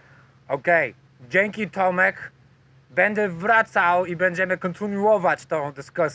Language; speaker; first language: Polish; non-native, learner; English